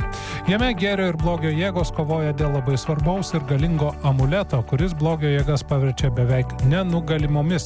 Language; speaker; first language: Lithuanian; native; Lithuanian